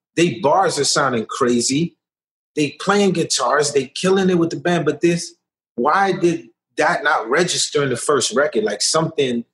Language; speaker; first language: English; early bilingual, other home language; Haitian Creole